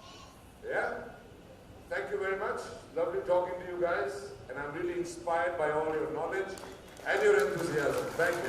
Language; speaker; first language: English; non-native, local second language; Hindi